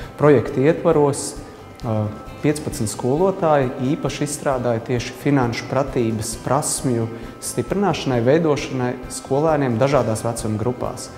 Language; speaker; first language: Latvian; native; Latvian